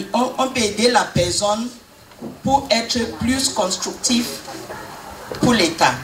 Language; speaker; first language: French; non-native, fluent; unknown